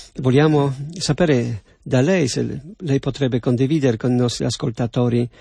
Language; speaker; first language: Italian; non-native, fluent; Polish